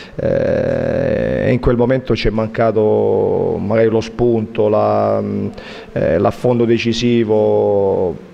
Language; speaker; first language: Italian; native; Italian